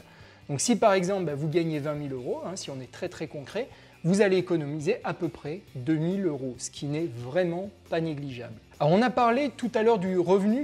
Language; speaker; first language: French; native; French